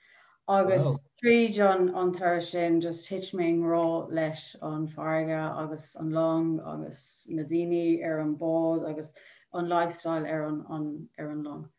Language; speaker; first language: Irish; non-native, local second language; English